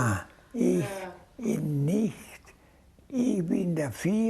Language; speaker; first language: German; non-native, fluent; Hungarian